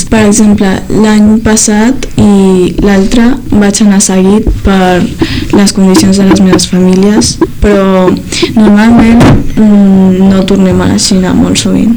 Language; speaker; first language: Catalan; early bilingual, other home language; Chinese